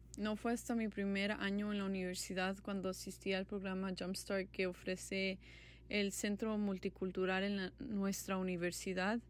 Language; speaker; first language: Spanish; early bilingual, heritage; Spanish